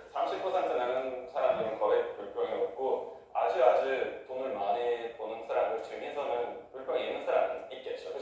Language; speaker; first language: Korean; non-native, fluent; Norwegian